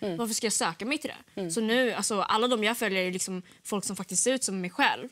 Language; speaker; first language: Swedish; early bilingual, other home language; Vietnamese